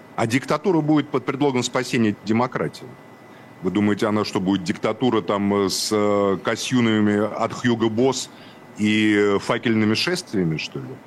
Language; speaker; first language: Russian; native; Russian